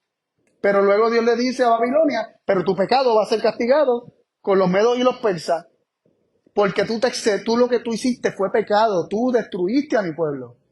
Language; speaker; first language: Spanish; native; Spanish